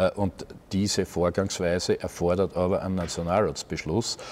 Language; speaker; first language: German; native; German